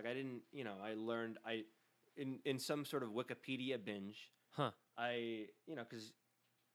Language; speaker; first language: English; early bilingual, other home language; Spanish